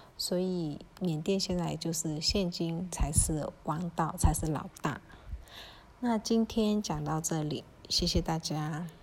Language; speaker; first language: Chinese; early bilingual, heritage; Chinese